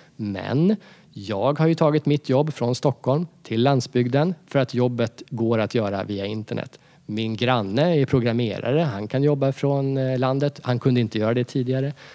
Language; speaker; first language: Swedish; native; Swedish